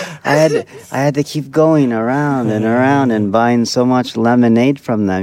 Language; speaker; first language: English; native; English